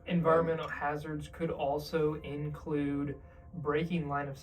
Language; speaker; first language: English; native; English